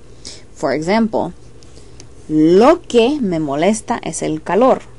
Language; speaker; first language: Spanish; non-native, fluent; English